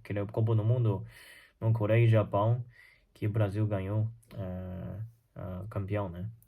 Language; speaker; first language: Portuguese; non-native, fluent; Chinese